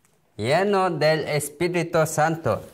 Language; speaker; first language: Spanish; non-native, learner; Korean